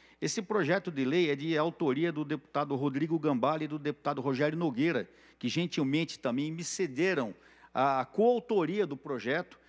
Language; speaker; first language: Portuguese; native; Portuguese